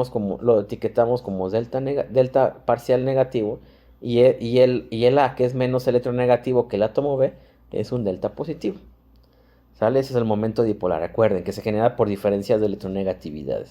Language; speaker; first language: Spanish; native; Spanish